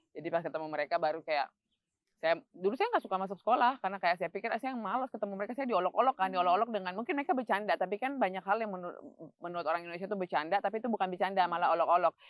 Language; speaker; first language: Indonesian; native; Indonesian